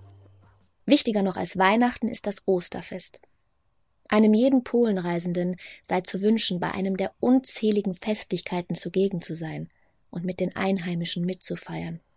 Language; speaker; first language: German; native; German